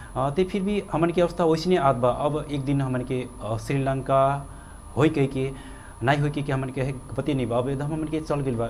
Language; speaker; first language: Bhojpuri; non-native, local second language; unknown